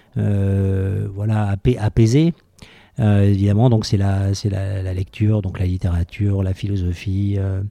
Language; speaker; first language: French; native; French